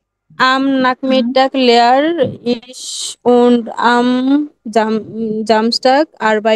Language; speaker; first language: German; non-native, learner; Bangla